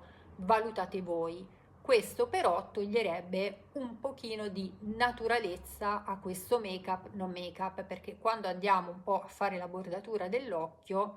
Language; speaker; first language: Italian; native; Italian